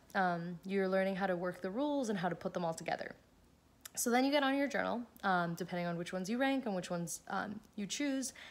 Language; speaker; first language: English; native; English